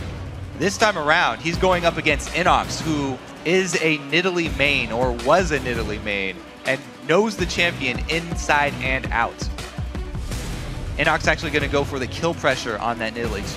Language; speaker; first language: English; native; English